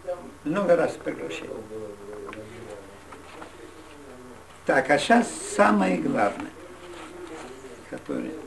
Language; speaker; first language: Russian; non-native, fluent; Yiddish